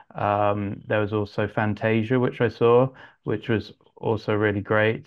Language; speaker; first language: English; native; English